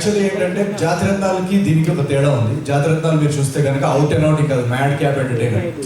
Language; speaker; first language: Telugu; native; Telugu